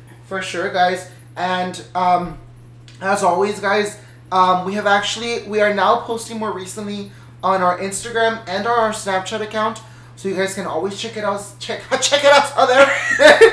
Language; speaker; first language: English; early bilingual, other home language; Spanish